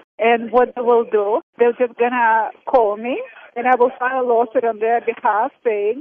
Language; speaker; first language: English; non-native, fluent; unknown